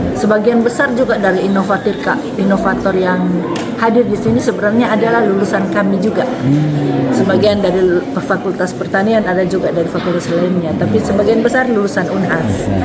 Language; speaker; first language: Indonesian; native; Indonesian